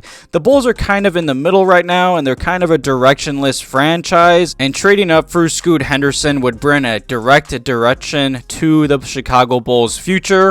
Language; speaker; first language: English; native; English